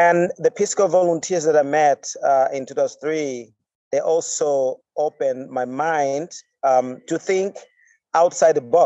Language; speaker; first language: English; non-native, fluent; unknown